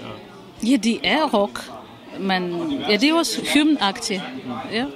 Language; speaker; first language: Danish; non-native, fluent; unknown